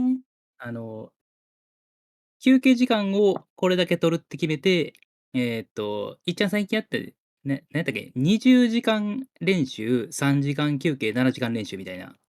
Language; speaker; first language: Japanese; native; Japanese